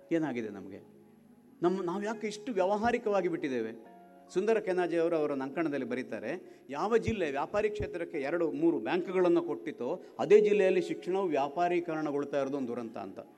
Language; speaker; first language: Kannada; native; Kannada